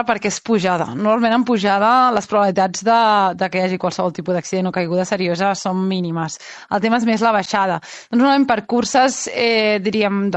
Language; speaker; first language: Catalan; native; Catalan